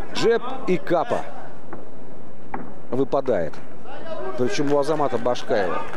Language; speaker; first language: Russian; native; Russian